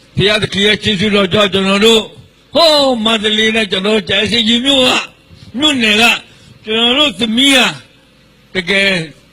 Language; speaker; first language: Burmese; non-native, local second language; Karen languages